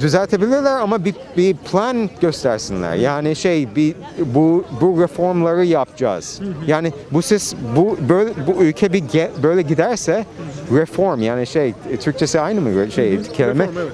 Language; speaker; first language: Turkish; non-native, fluent; English